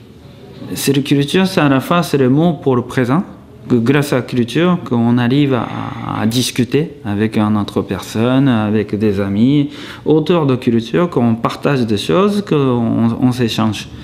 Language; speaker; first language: French; non-native, fluent; Japanese